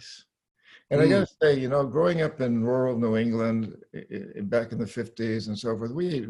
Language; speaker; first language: English; native; English